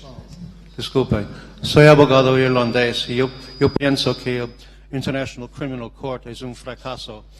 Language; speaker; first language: Spanish; non-native, learner; English